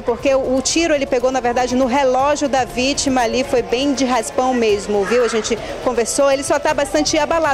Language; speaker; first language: Portuguese; native; Portuguese